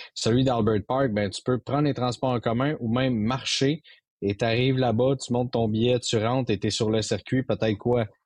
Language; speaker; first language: French; native; French